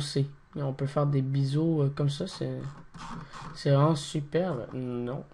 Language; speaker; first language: French; native; French